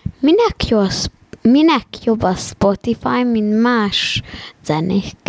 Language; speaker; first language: Hungarian; early bilingual, heritage; Hungarian